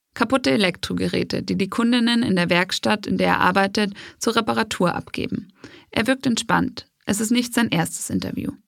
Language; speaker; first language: German; native; German